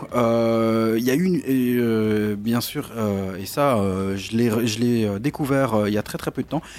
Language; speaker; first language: French; native; French